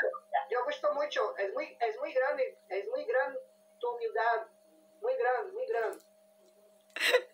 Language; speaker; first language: Spanish; non-native, learner; Portuguese